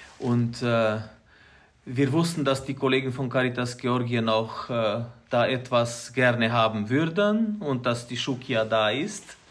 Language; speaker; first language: German; non-native, fluent; Hungarian